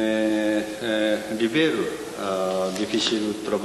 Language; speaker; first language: French; non-native, learner; Japanese